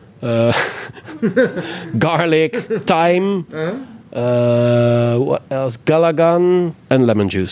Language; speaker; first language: English; non-native, fluent; Dutch